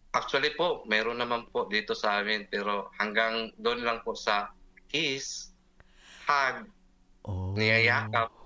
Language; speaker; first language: Filipino; non-native, local second language; Cebuano